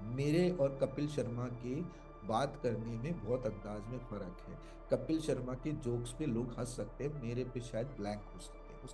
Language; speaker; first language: Hindi; non-native, local second language; Malayalam